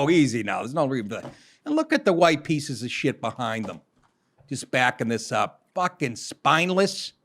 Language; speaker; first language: English; native; English